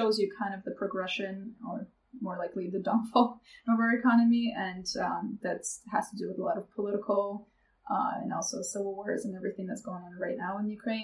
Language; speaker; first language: English; non-native, fluent; Russian